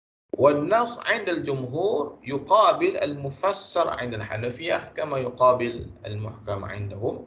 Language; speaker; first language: Arabic; non-native, fluent; Malay